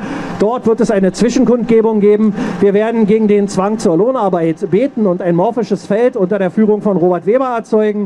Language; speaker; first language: German; native; German